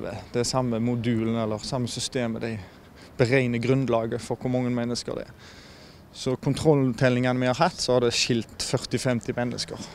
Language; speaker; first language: Norwegian; native; Norwegian